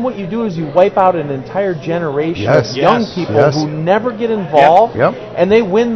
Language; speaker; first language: English; native; English